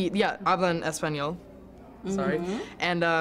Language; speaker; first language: Spanish; non-native, learner; English